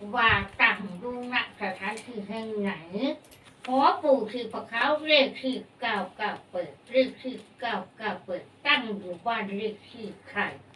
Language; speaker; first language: Thai; native; Thai